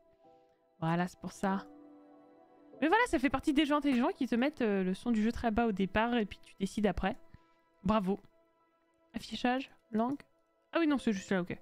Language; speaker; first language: French; native; French